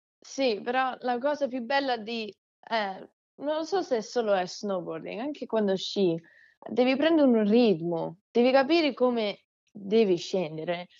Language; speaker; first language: Italian; early bilingual, heritage; Italian